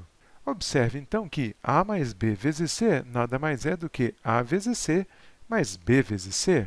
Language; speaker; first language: Portuguese; native; Portuguese